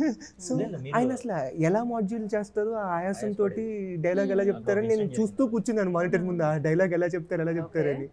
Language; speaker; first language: Telugu; native; Telugu